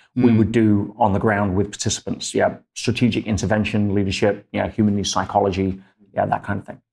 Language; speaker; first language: English; native; English